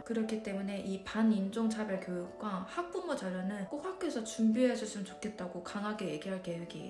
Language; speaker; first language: Korean; native; Korean